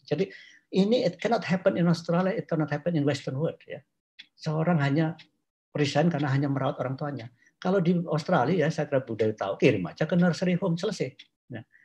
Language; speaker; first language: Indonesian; non-native, local second language; Javanese